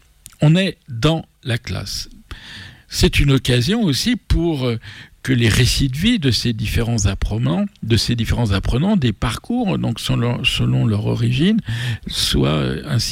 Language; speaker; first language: French; native; French